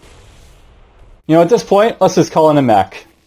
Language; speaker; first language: English; native; English